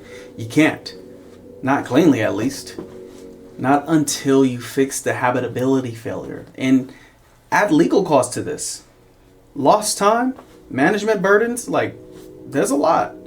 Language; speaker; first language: English; native; English